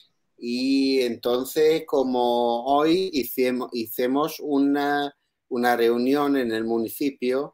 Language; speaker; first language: Spanish; non-native, learner; Italian